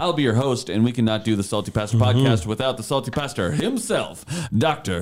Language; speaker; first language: English; native; English